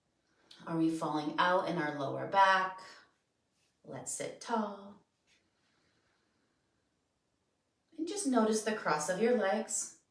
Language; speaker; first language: English; native; English